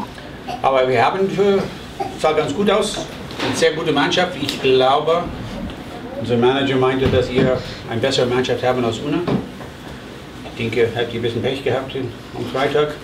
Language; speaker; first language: German; non-native, fluent; English